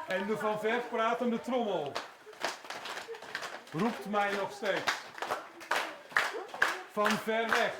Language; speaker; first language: Dutch; non-native, local second language; Papiamento